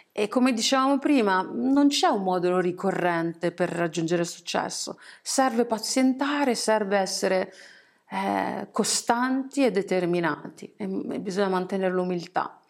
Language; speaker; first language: Italian; early bilingual, other home language; English